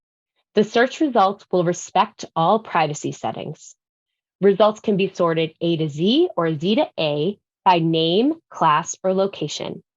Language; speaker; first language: English; native; English